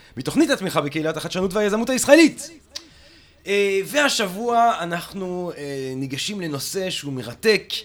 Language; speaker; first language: Hebrew; non-native, fluent; English